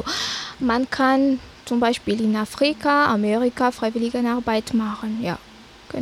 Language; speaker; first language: German; non-native, fluent; Malagasy